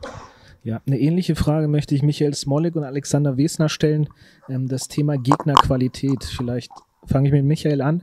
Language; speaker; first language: German; native; German